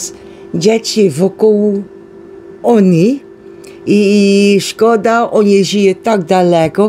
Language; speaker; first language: Polish; non-native, learner; Dutch